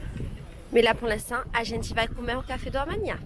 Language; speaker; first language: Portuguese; non-native, learner; French